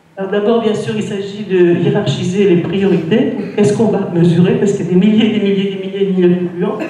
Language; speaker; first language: French; native; French